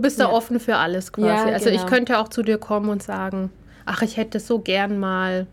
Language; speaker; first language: German; native; German